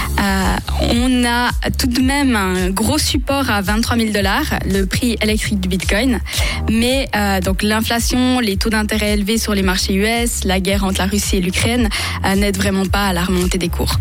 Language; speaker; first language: French; native; French